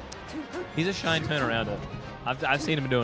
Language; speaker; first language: English; native; English